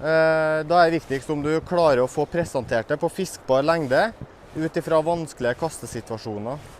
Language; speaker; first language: Norwegian; native; Norwegian